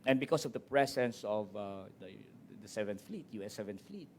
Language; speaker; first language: English; non-native, local second language; Filipino